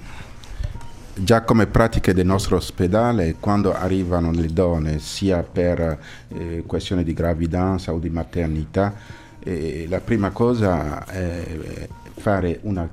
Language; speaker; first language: Italian; non-native, fluent; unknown